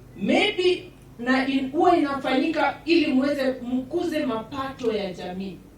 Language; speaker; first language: Swahili; non-native, local second language; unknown